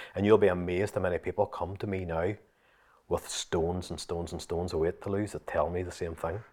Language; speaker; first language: English; native; English